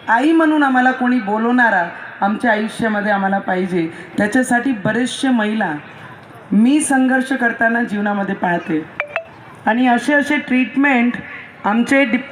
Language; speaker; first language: Marathi; non-native, local second language; Hindi